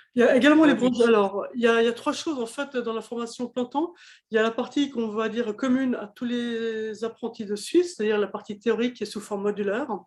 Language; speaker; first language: French; native; French